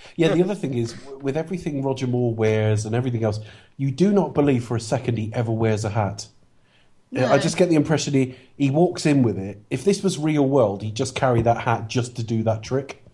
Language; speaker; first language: English; native; English